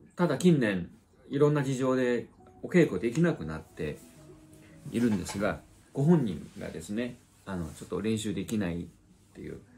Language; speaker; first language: Japanese; non-native, fluent; Chinese